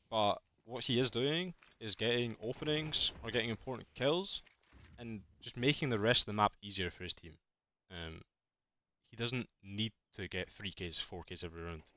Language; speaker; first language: English; native; English